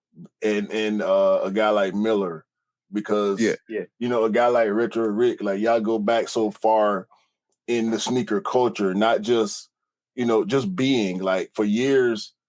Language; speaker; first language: English; native; English